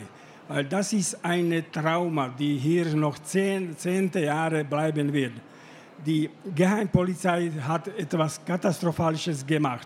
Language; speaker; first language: German; non-native, fluent; Slovak